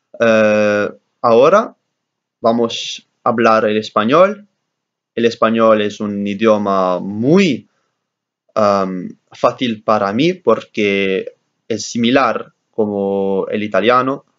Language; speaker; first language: Spanish; non-native, learner; English